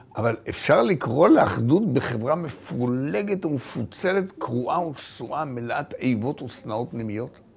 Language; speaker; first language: Hebrew; native; Hebrew